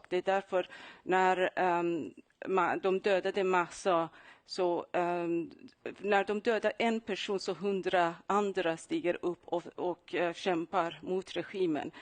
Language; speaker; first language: Swedish; non-native, fluent; Persian